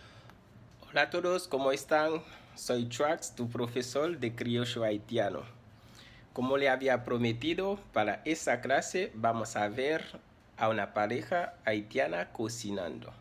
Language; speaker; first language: Spanish; non-native, fluent; Haitian Creole